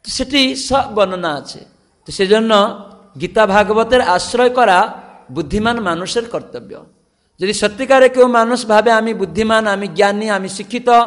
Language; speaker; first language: Bangla; non-native, fluent; Odia